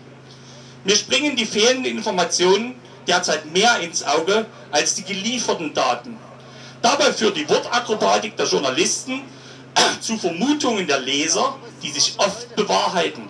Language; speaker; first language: German; native; German